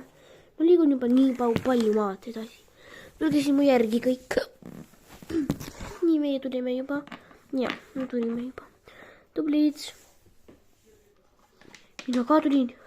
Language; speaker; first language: Estonian; non-native, local second language; Russian